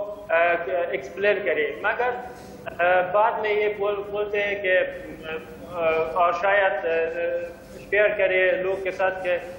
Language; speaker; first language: Hindi; non-native, learner; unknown